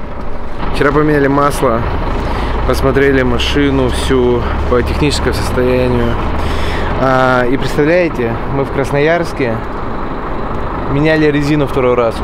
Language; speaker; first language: Russian; native; Russian